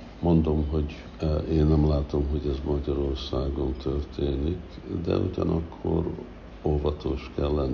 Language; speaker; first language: Hungarian; early bilingual, heritage; Hungarian